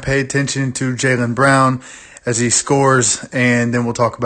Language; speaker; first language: English; native; English